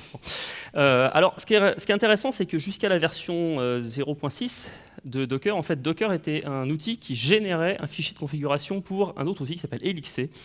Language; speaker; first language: French; native; French